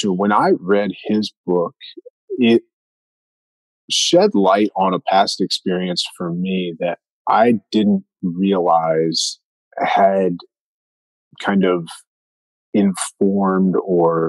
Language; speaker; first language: English; native; English